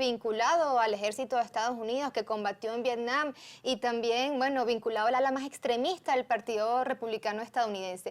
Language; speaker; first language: Spanish; native; Spanish